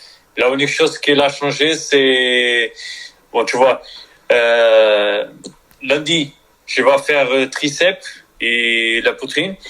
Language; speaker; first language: French; non-native, learner; Spanish